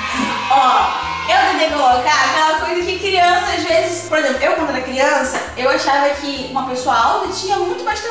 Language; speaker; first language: Portuguese; native; Portuguese